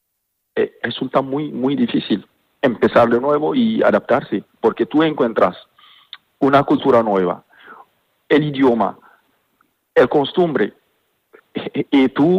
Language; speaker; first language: Spanish; non-native, fluent; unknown